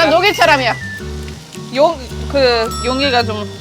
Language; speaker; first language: Korean; non-native, fluent; German